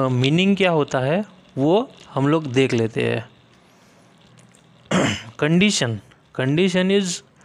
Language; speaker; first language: Hindi; native; Hindi